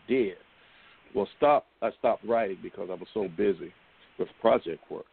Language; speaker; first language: English; native; English